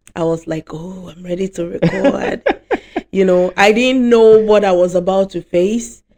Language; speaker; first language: English; non-native, local second language; Akan